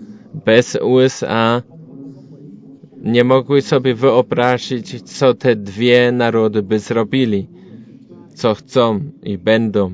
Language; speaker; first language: Polish; non-native, learner; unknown